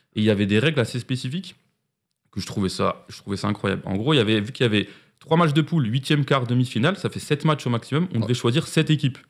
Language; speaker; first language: French; native; French